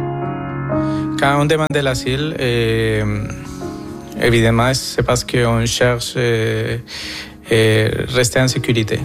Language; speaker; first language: French; non-native, fluent; Spanish